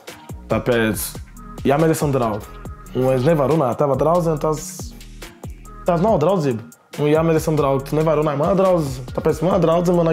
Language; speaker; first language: Latvian; non-native, learner; Portuguese